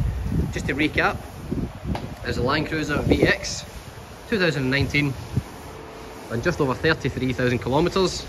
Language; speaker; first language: English; native; English